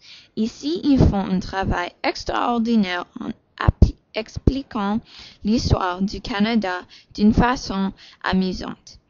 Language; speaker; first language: French; non-native, learner; English